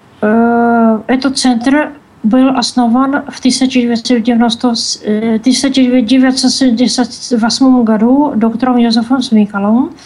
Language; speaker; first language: Russian; non-native, learner; Czech